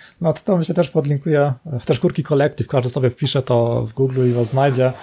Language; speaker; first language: Polish; native; Polish